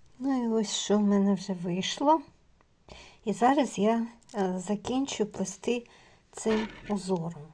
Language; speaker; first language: Ukrainian; non-native, local second language; Russian